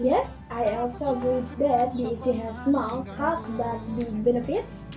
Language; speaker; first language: English; non-native, learner; Indonesian